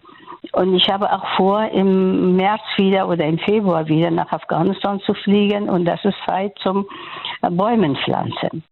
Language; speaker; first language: German; non-native, fluent; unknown